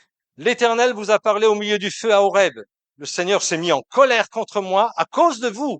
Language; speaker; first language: French; native; French